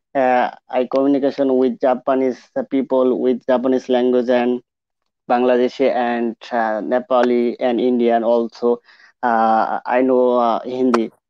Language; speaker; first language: English; non-native, local second language; Bangla